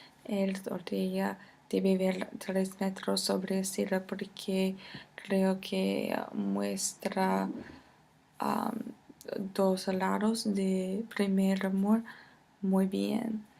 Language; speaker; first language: Spanish; non-native, fluent; English